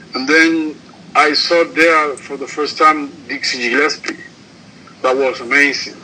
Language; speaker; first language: English; non-native, learner; Spanish